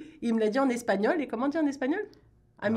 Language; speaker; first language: French; native; French